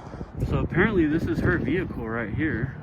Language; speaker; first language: English; native; English